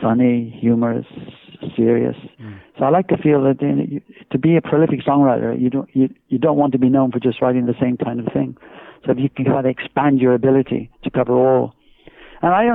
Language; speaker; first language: English; native; English